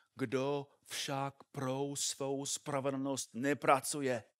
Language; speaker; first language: Czech; non-native, fluent; English